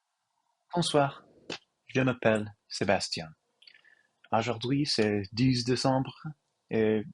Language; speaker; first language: French; non-native, learner; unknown